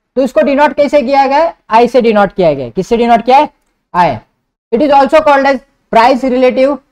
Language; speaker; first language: Hindi; non-native, local second language; Marathi